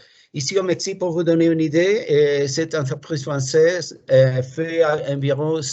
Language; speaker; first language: French; non-native, fluent; Spanish